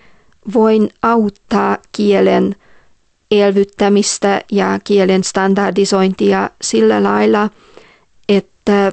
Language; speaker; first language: Finnish; non-native, fluent; Hungarian